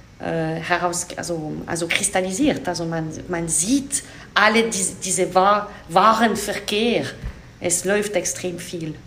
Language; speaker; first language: German; non-native, local second language; French